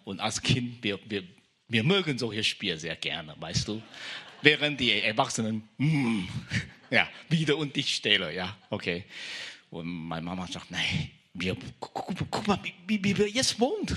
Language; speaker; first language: German; non-native, fluent; Chinese